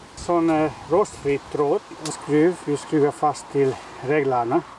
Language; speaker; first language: Swedish; non-native, learner; Hungarian